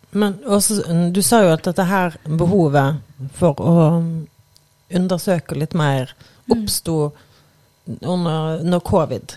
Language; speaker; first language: Norwegian; native; Norwegian